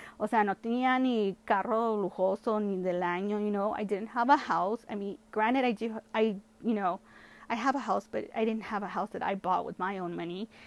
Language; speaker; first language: English; early bilingual, other home language; Spanish